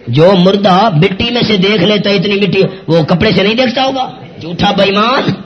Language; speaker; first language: Urdu; non-native, local second language; Pashto